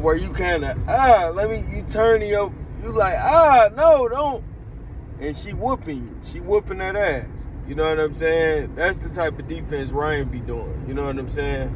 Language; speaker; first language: English; native; English